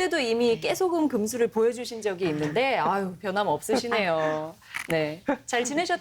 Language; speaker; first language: Korean; native; Korean